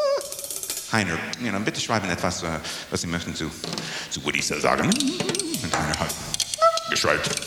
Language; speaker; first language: German; non-native, learner; English